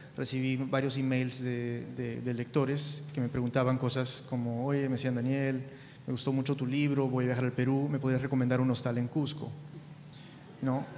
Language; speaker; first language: Spanish; early bilingual, heritage; Spanish